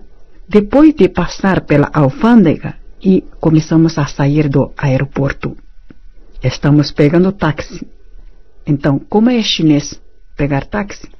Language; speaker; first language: Portuguese; non-native, fluent; Chinese